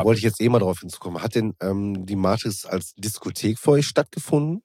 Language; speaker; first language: German; native; German